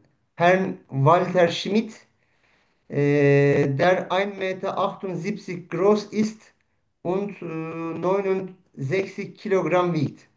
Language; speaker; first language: German; non-native, learner; Turkish